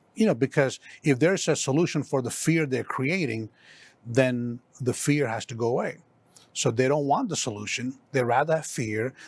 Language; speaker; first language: English; non-native, local second language; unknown